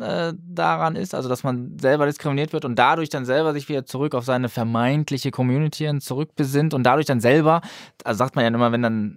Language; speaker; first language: German; native; German